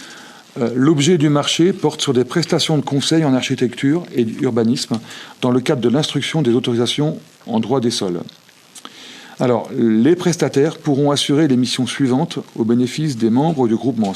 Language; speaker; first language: French; native; French